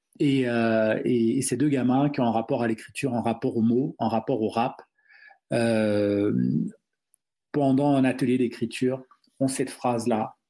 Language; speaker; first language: French; non-native, local second language; Duala